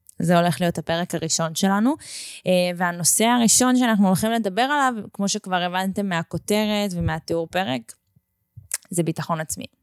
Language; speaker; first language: Hebrew; native; Hebrew